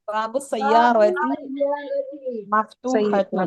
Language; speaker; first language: Arabic; non-native, learner; Urdu